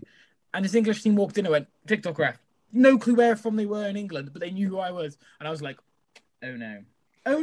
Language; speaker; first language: English; native; English